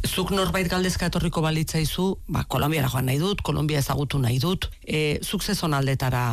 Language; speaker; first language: Basque; native; Basque